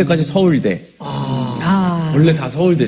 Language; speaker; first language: Korean; native; Korean